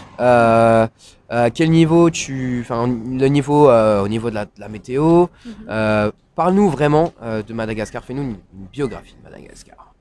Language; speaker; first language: French; native; French